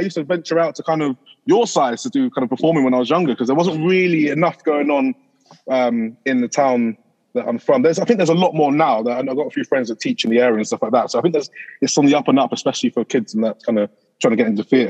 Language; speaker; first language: English; native; English